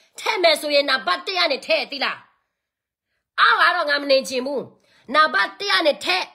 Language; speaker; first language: Burmese; native; Burmese